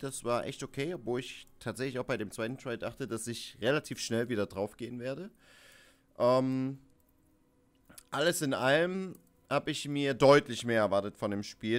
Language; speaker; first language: German; native; German